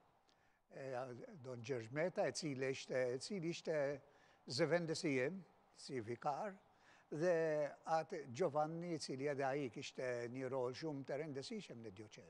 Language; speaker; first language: Albanian; non-native, fluent; Maltese